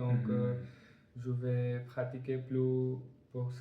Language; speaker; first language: French; non-native, learner; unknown